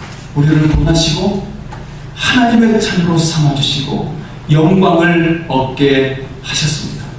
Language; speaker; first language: Korean; native; Korean